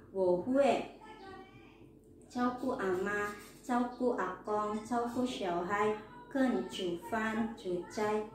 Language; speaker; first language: Chinese; non-native, learner; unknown